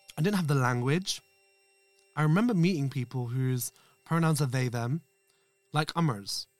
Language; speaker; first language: English; non-native, local second language; Urdu